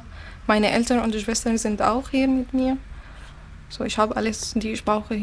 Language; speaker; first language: German; non-native, learner; Arabic